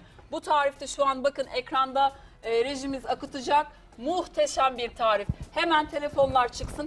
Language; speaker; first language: Turkish; native; Turkish